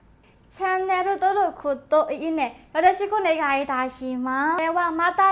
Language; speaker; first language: Japanese; non-native, learner; Burmese